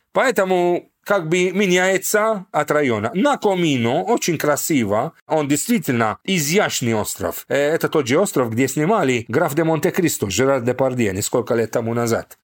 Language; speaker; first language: Russian; non-native, fluent; Maltese